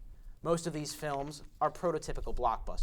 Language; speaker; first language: English; native; English